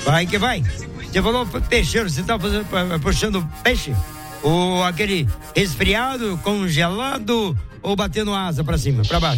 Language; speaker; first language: Portuguese; native; Portuguese